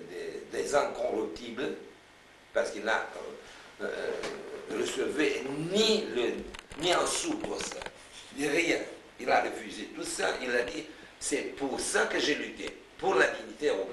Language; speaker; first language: French; non-native, fluent; Romanian